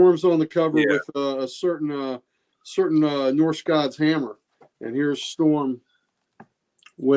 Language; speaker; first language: English; native; English